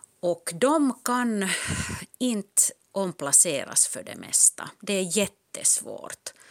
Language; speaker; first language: Swedish; non-native, local second language; Finnish